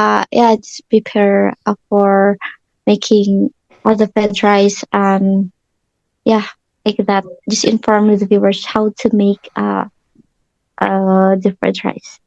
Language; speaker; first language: English; non-native, learner; Indonesian